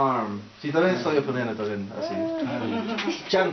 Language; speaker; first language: Spanish; early bilingual, heritage; Spanish